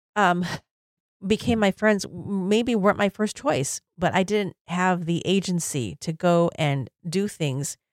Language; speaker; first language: English; native; English